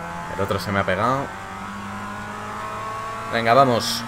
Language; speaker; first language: Spanish; native; Spanish